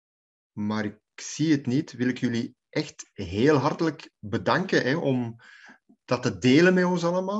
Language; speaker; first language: Dutch; native; Dutch